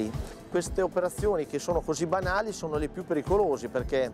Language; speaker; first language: Italian; native; Italian